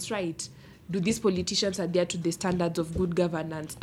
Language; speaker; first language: English; non-native, local second language; Luo (Kenya and Tanzania)